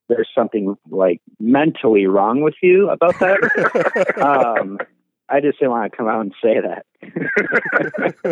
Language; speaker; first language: English; native; English